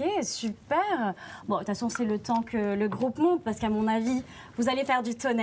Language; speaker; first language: French; native; French